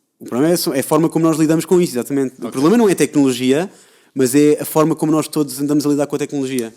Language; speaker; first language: Portuguese; native; Portuguese